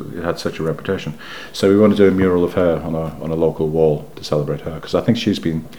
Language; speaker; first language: English; native; English